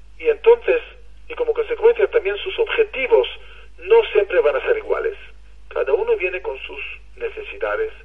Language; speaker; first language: Spanish; non-native, fluent; Hebrew